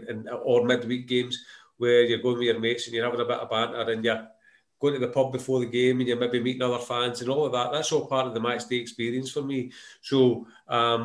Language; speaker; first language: English; native; English